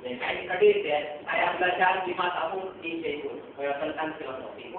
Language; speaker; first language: Indonesian; non-native, learner; Hindi